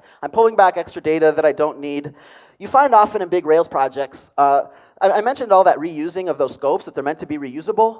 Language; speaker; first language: English; native; English